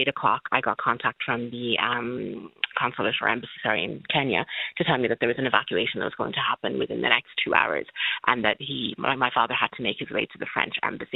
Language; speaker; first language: English; native; English